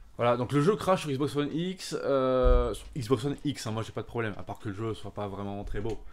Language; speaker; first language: French; native; French